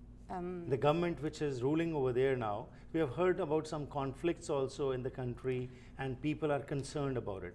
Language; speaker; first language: English; non-native, fluent; Punjabi